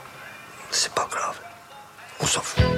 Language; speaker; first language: French; non-native, local second language; Dutch